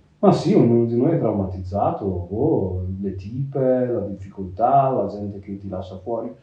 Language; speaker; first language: Italian; early bilingual, other home language; Yoruba